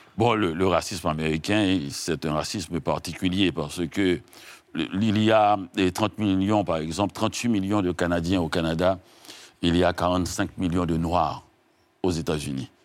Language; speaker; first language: French; non-native, local second language; Haitian Creole